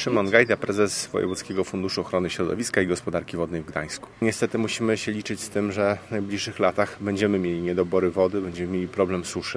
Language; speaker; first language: Polish; native; Polish